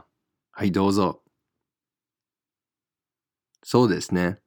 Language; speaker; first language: Japanese; non-native, fluent; English